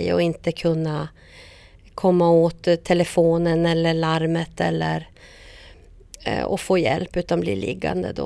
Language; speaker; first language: Swedish; native; Swedish